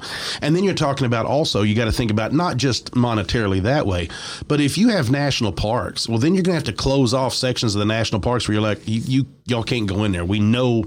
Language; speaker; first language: English; native; English